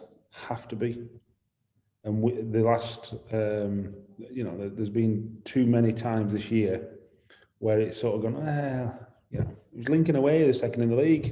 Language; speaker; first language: English; native; English